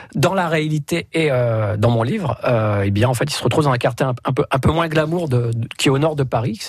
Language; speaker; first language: French; native; French